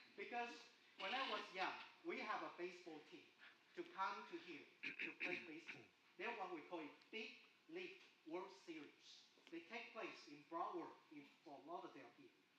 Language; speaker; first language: English; non-native, fluent; Chinese